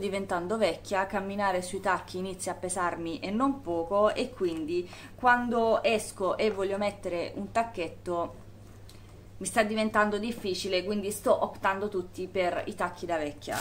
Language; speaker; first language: Italian; native; Italian